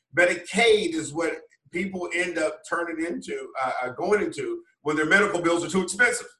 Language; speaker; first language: English; native; English